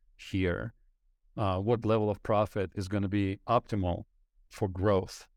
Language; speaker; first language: English; non-native, fluent; Ukrainian